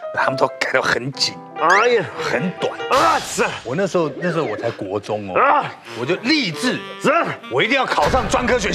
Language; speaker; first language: Chinese; native; Chinese